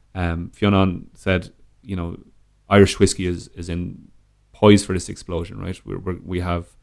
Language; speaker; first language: English; native; English